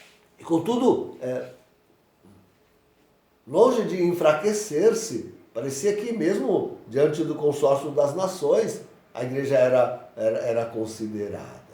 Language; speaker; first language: Portuguese; native; Portuguese